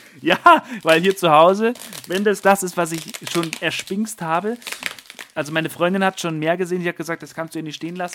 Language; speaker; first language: German; native; German